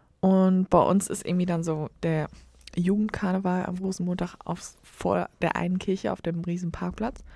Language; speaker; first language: German; native; German